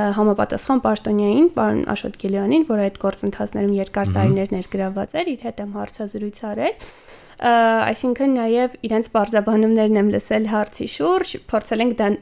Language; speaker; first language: Armenian; native; Armenian